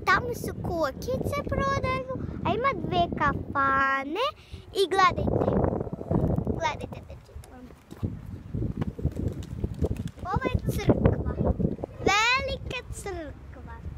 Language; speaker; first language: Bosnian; early bilingual, other home language; Russian